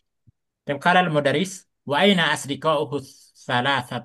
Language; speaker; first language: Arabic; non-native, fluent; Indonesian